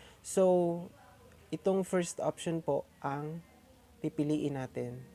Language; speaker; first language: Filipino; non-native, local second language; Cebuano